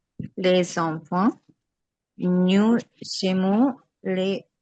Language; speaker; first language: French; non-native, learner; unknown